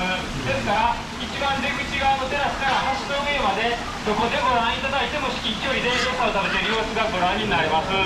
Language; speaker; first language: Japanese; native; Japanese